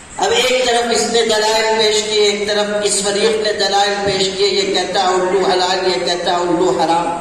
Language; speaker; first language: Urdu; native; Urdu